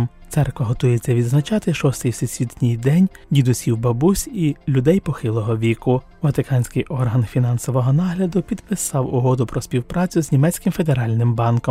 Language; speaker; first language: Ukrainian; native; Ukrainian